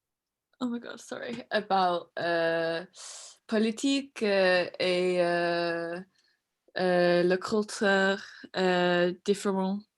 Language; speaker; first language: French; non-native, learner; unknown